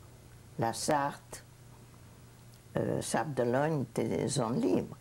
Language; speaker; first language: French; non-native, fluent; Hungarian